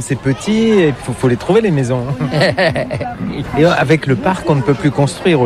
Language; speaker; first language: French; native; French